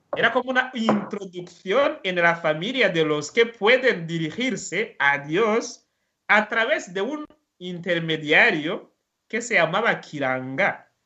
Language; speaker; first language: Spanish; non-native, fluent; Rundi